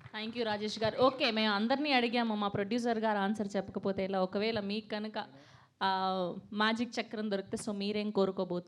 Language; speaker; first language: Telugu; native; Telugu